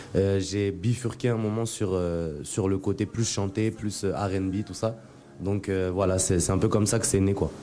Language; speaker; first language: French; native; French